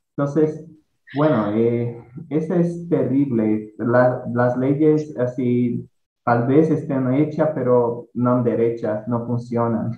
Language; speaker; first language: Spanish; non-native, fluent; Portuguese